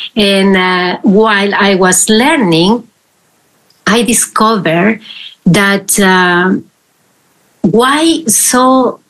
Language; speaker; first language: English; non-native, fluent; Spanish